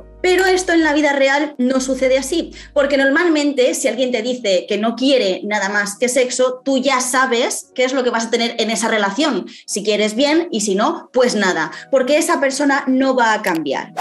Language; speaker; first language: Spanish; native; Spanish